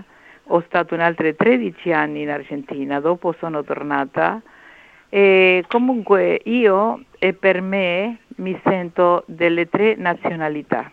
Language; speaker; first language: Italian; early bilingual, heritage; Spanish